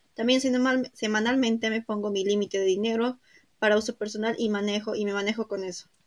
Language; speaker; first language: Spanish; native; Spanish